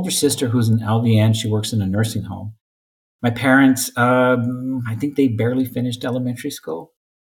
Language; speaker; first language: English; native; English